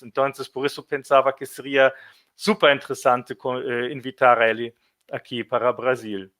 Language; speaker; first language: Spanish; non-native, fluent; German